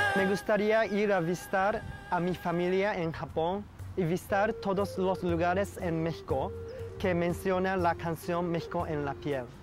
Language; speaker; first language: Spanish; non-native, learner; Japanese